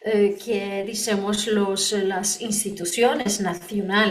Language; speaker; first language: Spanish; non-native, learner; Polish